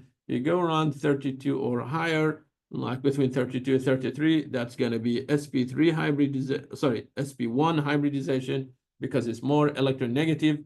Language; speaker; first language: English; non-native, fluent; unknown